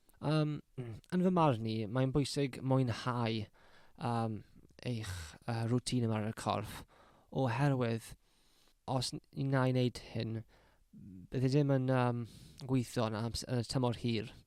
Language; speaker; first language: Welsh; non-native, local second language; English